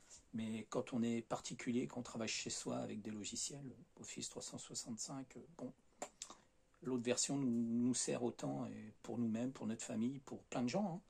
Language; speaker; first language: French; native; French